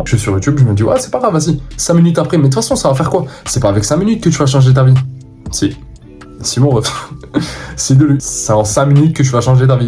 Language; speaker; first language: French; native; French